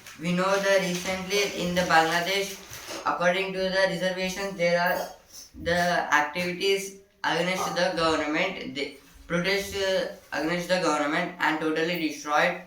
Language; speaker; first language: English; non-native, local second language; Telugu